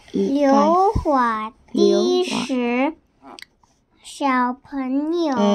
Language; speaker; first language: Chinese; non-native, learner; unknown